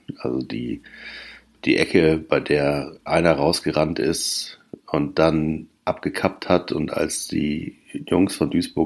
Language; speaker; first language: German; native; German